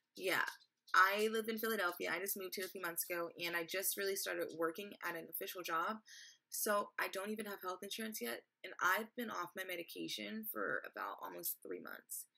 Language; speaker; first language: English; native; English